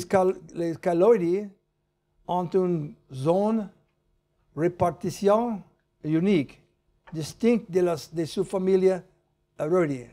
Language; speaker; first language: French; non-native, learner; English